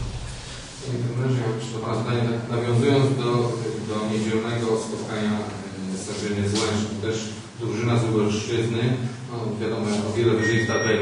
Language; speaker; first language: Polish; native; Polish